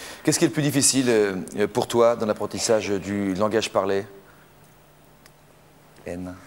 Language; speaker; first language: French; native; French